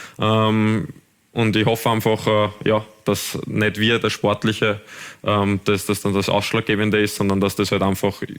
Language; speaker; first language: German; native; German